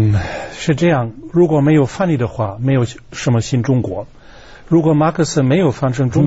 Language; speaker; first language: Chinese; non-native, fluent; German